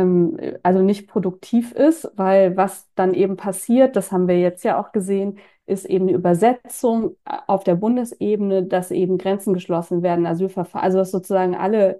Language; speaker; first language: German; native; German